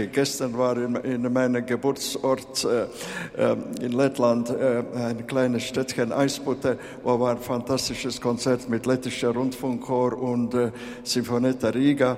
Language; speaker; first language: German; non-native, learner; Latvian